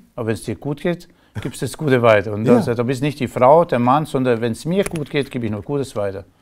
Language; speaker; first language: German; non-native, fluent; Romanian